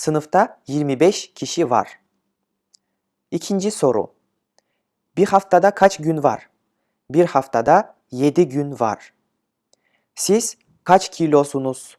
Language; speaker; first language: Turkish; non-native, fluent; Kyrgyz